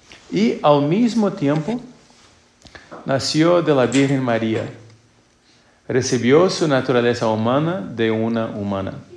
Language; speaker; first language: Spanish; non-native, fluent; English